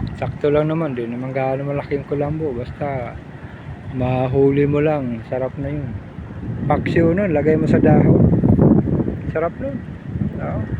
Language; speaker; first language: Filipino; non-native, local second language; Cebuano